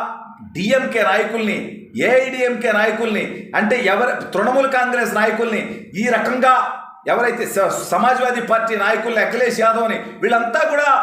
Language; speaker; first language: Telugu; native; Telugu